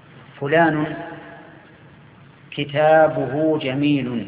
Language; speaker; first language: Arabic; native; Arabic